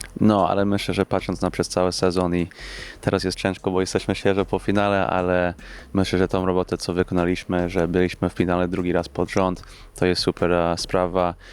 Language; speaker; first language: Polish; early bilingual, heritage; English